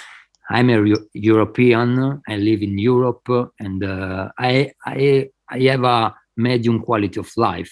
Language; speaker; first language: English; non-native, fluent; Spanish